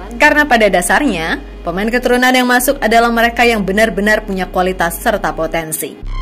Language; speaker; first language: Indonesian; native; Indonesian